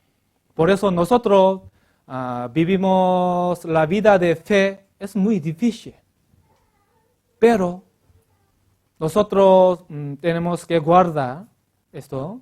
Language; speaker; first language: Spanish; non-native, learner; Korean